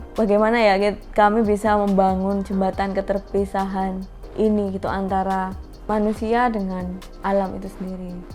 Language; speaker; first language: Indonesian; native; Indonesian